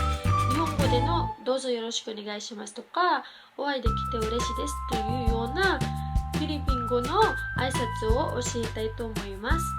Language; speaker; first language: Japanese; non-native, fluent; Filipino